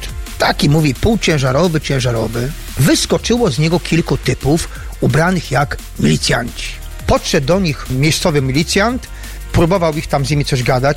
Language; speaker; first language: Polish; native; Polish